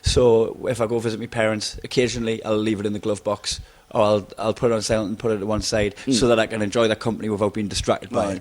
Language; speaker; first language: English; native; English